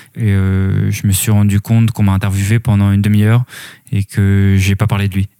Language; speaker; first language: French; native; French